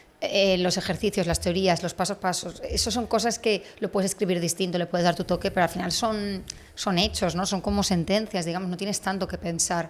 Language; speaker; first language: Spanish; native; Spanish